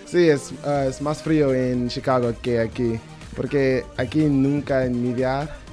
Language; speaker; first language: Spanish; non-native, learner; English